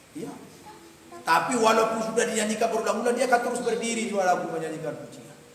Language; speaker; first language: Indonesian; non-native, local second language; Batak Toba